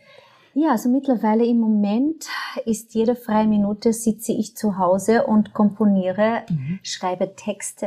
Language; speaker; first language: German; non-native, fluent; Portuguese